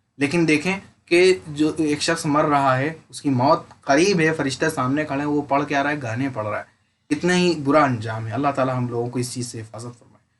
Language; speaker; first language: Urdu; native; Urdu